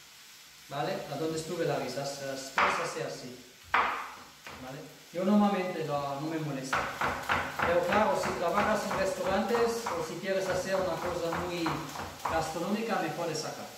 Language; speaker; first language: Spanish; non-native, fluent; German